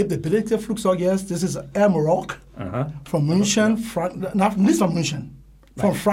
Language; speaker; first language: German; non-native, learner; English